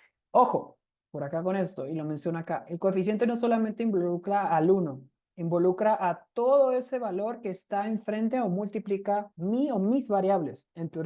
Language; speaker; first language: Spanish; native; Spanish